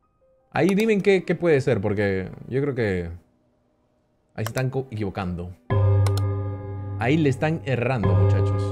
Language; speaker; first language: Spanish; native; Spanish